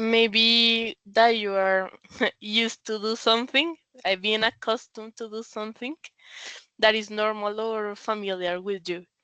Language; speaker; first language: English; non-native, learner; Spanish